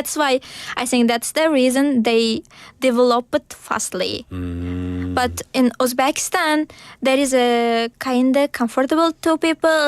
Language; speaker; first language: English; non-native, learner; Uzbek